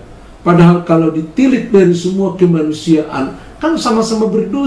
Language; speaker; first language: Indonesian; native; Indonesian